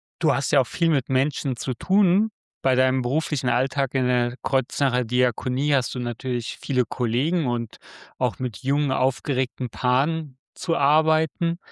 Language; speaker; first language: German; native; German